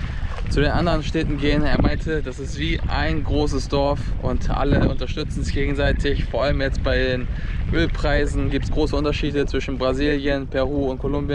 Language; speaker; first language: German; native; German